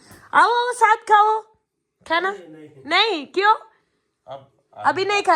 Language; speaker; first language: Hindi; non-native, learner; Malayalam